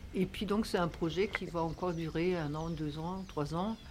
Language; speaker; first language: French; non-native, fluent; German